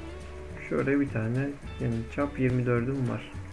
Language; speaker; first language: Turkish; native; Turkish